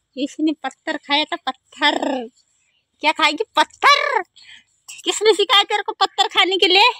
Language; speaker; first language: Hindi; non-native, local second language; Marathi